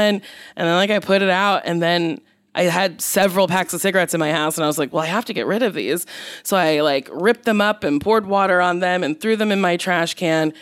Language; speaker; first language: English; native; English